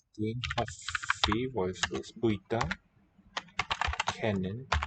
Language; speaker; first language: Welsh; non-native, learner; English